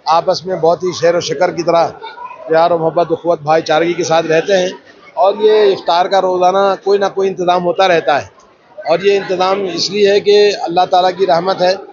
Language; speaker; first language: Urdu; native; Urdu